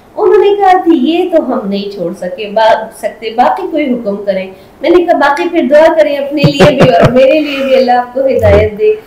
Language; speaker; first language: Urdu; non-native, local second language; Sindhi